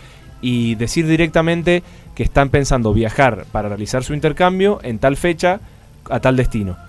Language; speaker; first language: Spanish; native; Spanish